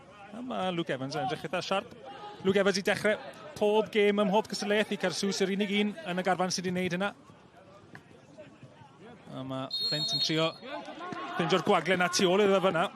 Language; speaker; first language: Welsh; native; Welsh